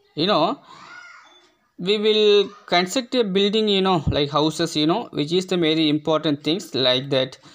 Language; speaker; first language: English; non-native, local second language; Tamil